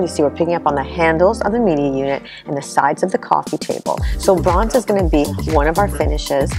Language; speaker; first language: English; native; English